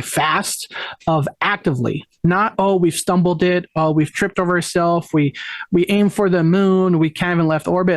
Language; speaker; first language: English; native; English